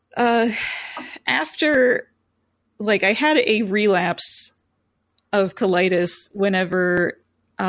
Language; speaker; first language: English; native; English